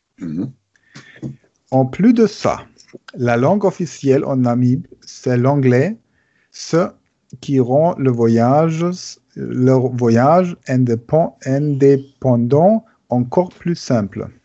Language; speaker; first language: French; non-native, learner; German